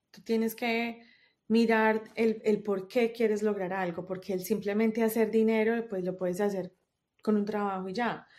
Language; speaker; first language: Spanish; native; Spanish